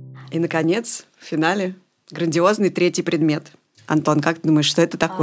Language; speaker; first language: Russian; native; Russian